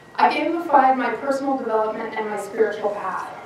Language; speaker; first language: English; native; English